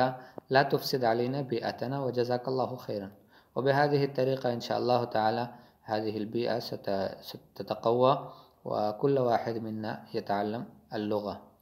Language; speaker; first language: Arabic; non-native, fluent; Urdu